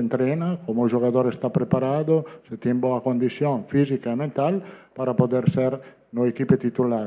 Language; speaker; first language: Portuguese; non-native, fluent; Italian